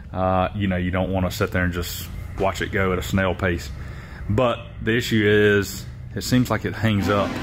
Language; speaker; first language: English; native; English